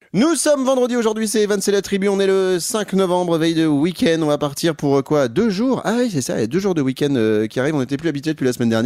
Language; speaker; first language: French; native; French